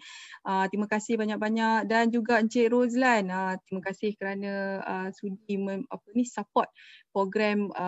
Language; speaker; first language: Malay; native; Malay